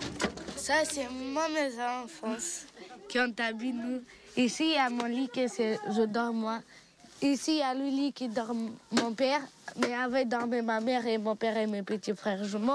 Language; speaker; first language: French; non-native, learner; Romanian